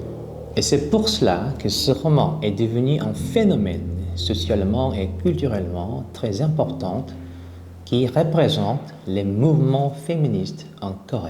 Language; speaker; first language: French; non-native, fluent; Korean